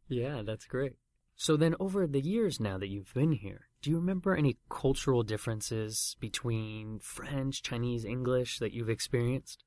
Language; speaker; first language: English; native; English